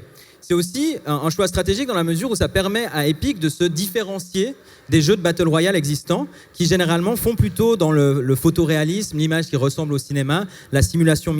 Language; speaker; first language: French; native; French